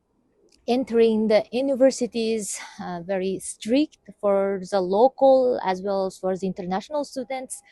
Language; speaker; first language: English; non-native, fluent; Kazakh